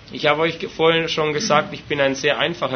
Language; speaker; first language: German; native; German